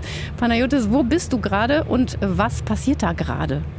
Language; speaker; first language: German; native; German